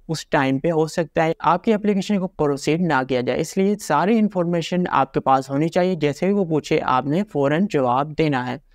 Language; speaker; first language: Urdu; non-native, local second language; Punjabi